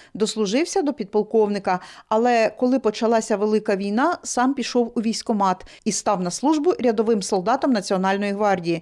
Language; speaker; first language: Ukrainian; native; Ukrainian